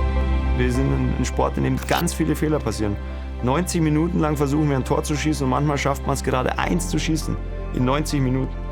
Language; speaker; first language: German; native; German